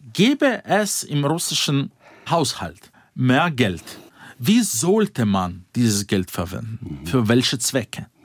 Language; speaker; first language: German; non-native, fluent; Russian